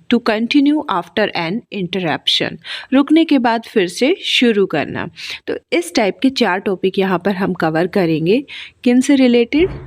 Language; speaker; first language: Hindi; native; Hindi